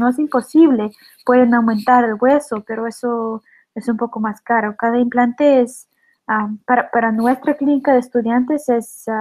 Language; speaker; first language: Spanish; non-native, learner; English